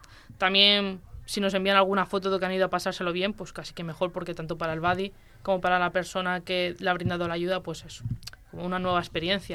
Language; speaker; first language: Spanish; native; Spanish